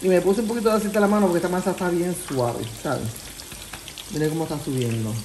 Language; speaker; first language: Spanish; native; Spanish